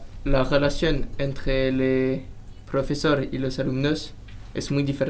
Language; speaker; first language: Spanish; non-native, learner; French